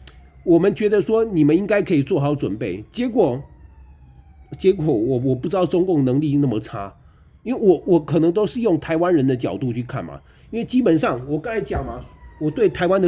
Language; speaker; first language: Chinese; native; Chinese